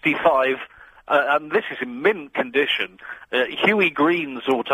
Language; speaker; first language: English; native; English